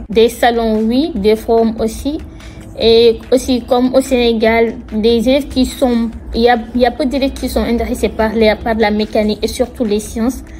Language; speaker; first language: French; non-native, local second language; Wolof